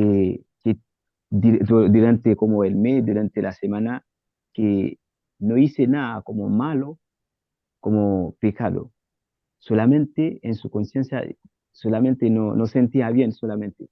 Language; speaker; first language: Spanish; non-native, learner; Haitian Creole